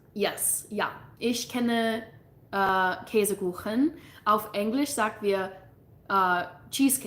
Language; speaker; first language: German; non-native, fluent; English